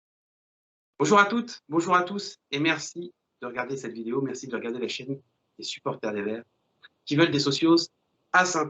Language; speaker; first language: French; native; French